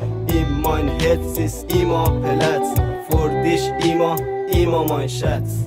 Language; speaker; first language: German; non-native, learner; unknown